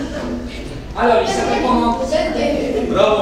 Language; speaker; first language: French; non-native, learner; Kurdish